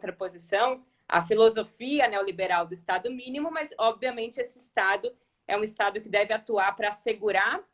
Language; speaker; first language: Portuguese; native; Portuguese